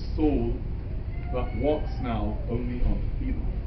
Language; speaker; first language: English; native; English